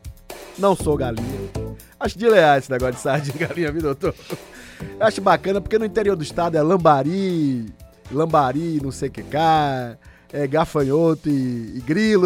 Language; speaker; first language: Portuguese; native; Portuguese